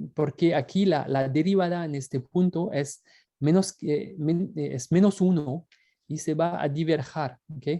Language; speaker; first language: Spanish; non-native, fluent; French